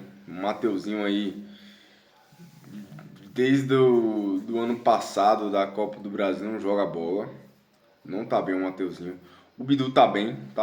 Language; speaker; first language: Portuguese; native; Portuguese